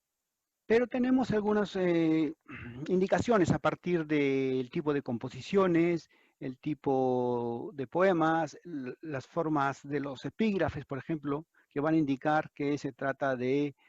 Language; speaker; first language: Spanish; native; Spanish